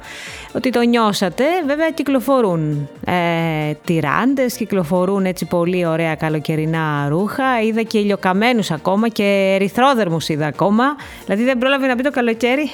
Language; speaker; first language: Greek; native; Greek